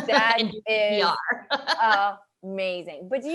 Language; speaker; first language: English; native; English